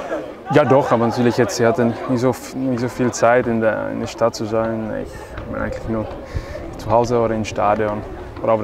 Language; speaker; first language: German; non-native, fluent; Czech